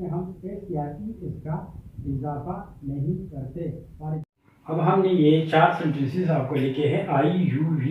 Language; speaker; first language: Urdu; native; Urdu